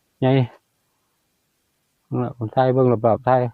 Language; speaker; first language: Thai; non-native, local second language; Lao